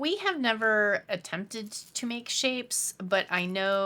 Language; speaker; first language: English; native; English